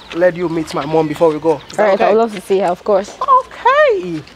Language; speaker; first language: English; non-native, local second language; Akan